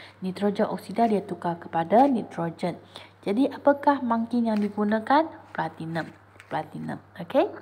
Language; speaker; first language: Malay; non-native, local second language; Chinese